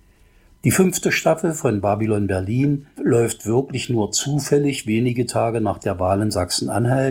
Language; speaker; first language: German; native; German